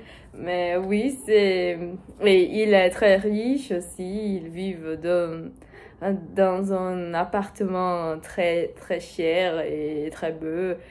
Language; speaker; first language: French; non-native, learner; Portuguese